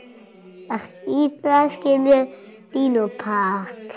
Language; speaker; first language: German; early bilingual, other home language; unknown